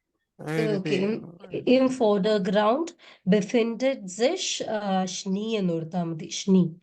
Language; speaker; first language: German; non-native, fluent; Malayalam